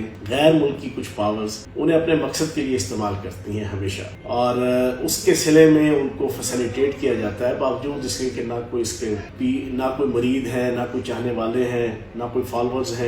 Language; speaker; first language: Urdu; native; Urdu